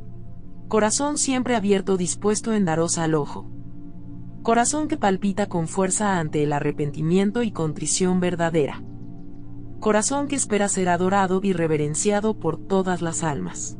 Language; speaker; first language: Spanish; native; Spanish